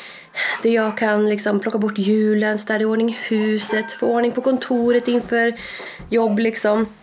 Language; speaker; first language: Swedish; native; Swedish